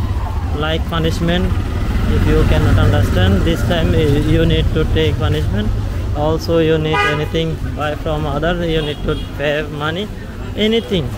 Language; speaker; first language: English; non-native, learner; Bangla